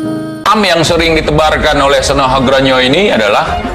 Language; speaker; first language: Indonesian; native; Indonesian